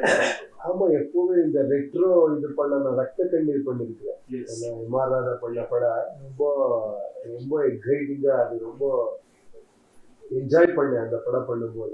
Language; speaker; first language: Tamil; non-native, learner; Kannada